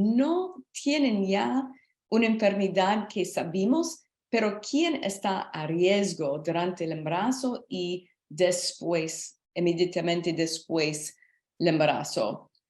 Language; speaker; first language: Spanish; non-native, learner; English